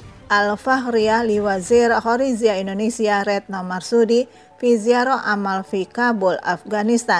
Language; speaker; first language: Arabic; non-native, fluent; Indonesian